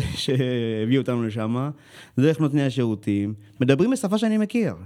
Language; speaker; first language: Hebrew; early bilingual, other home language; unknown